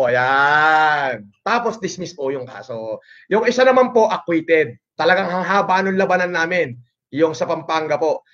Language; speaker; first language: Filipino; non-native, local second language; Iloko